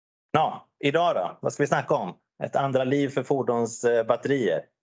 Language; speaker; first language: Swedish; native; Swedish